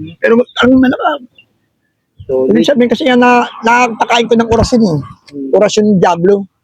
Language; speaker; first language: Filipino; native; Filipino